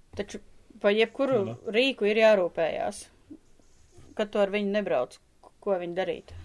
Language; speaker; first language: Latvian; native; Latvian